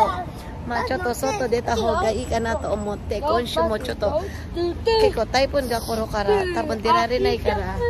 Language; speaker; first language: Japanese; non-native, fluent; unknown